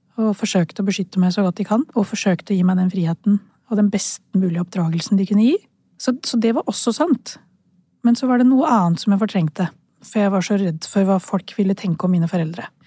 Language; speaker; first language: Norwegian; early bilingual, other home language; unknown